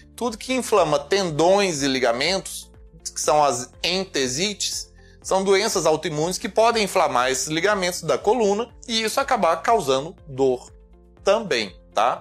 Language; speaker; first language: Portuguese; native; Portuguese